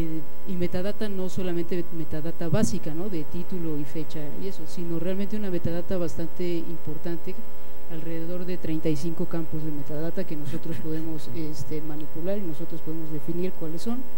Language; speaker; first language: Spanish; native; Spanish